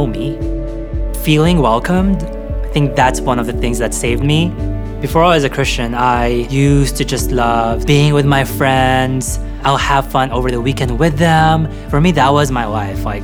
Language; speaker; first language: English; non-native, local second language; Filipino